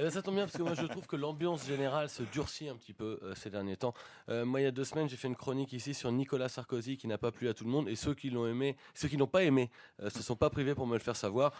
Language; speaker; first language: French; native; French